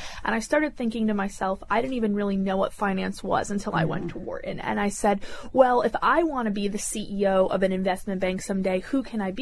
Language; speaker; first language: English; native; English